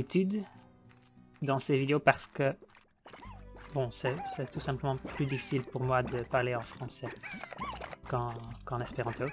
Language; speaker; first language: French; non-native, learner; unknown